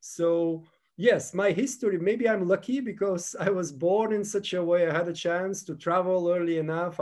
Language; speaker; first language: English; non-native, fluent; Bulgarian